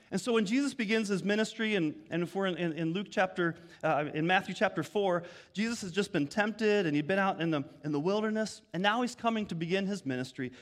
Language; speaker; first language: English; native; English